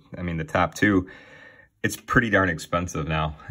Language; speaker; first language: English; native; English